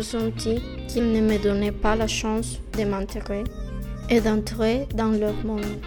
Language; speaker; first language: French; non-native, learner; Spanish